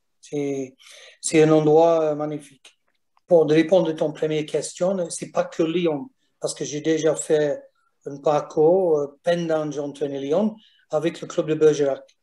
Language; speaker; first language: French; non-native, fluent; English